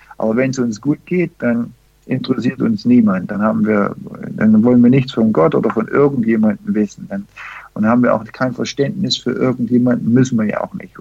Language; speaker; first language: German; early bilingual, heritage; German